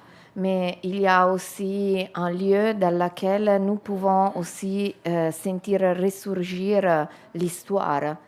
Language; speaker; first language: French; non-native, fluent; Italian